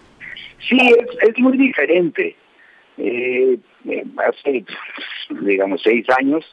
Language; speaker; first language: Spanish; native; Spanish